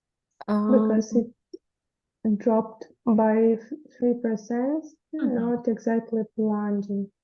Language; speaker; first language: English; non-native, fluent; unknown